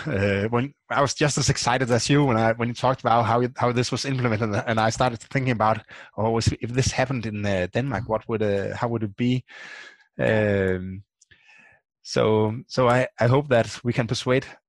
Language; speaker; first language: English; non-native, fluent; Danish